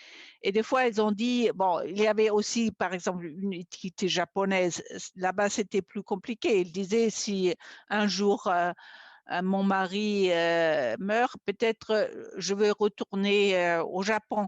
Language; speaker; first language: French; non-native, fluent; German